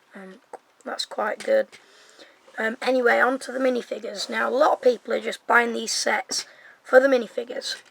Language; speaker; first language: English; native; English